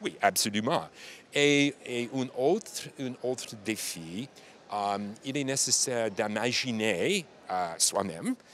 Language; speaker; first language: French; non-native, learner; English